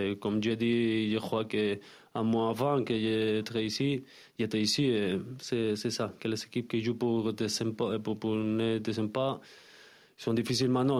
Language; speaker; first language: French; non-native, learner; Spanish